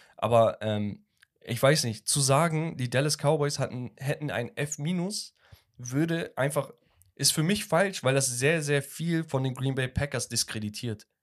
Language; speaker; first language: German; early bilingual, other home language; Turkish